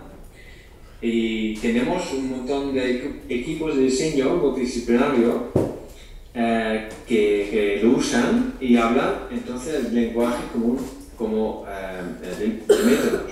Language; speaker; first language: Spanish; non-native, fluent; Dutch